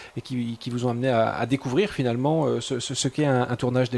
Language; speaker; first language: French; native; French